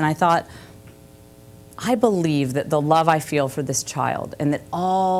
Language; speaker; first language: English; native; English